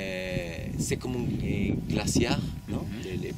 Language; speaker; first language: French; non-native, learner; Spanish